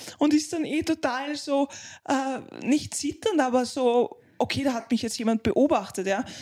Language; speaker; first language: German; non-native, local second language; English